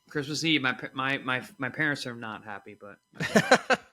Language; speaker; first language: English; native; English